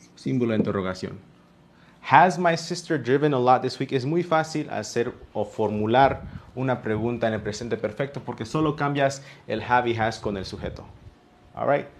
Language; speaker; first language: Spanish; early bilingual, heritage; Spanish